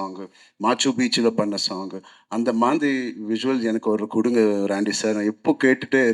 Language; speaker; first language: Tamil; non-native, learner; Telugu